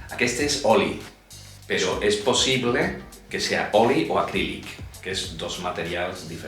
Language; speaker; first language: Catalan; non-native, local second language; Spanish